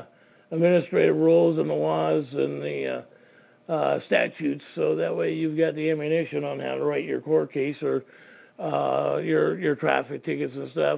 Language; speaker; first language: English; native; English